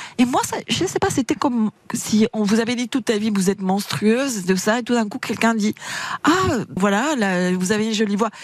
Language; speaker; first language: French; non-native, fluent; Spanish